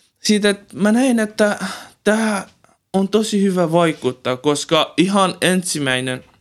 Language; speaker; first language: Finnish; non-native, learner; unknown